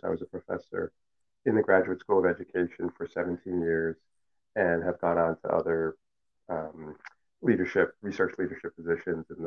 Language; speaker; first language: English; early bilingual, other home language; Cantonese